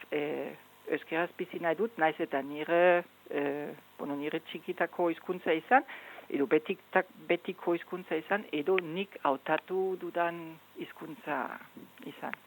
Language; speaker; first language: Basque; non-native, fluent; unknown